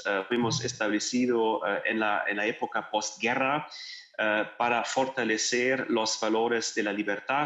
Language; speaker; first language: Spanish; non-native, learner; German